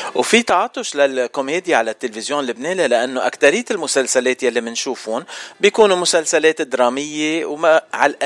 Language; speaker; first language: Arabic; non-native, local second language; Armenian